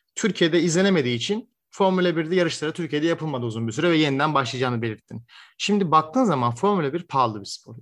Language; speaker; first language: Turkish; native; Turkish